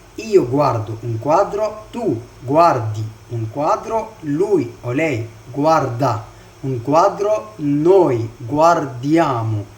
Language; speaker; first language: Italian; non-native, fluent; Arabic